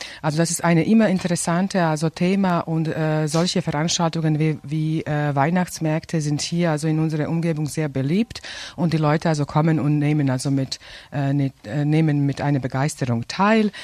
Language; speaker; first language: German; non-native, fluent; Serbian